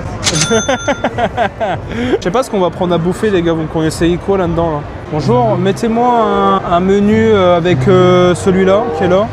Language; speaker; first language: French; native; French